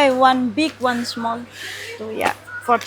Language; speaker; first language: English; non-native, learner; Indonesian